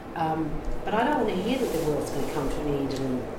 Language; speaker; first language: English; native; English